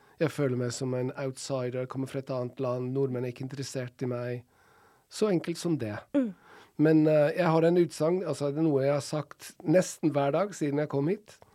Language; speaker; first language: Norwegian; non-native, fluent; English